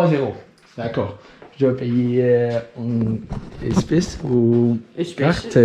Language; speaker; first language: French; non-native, learner; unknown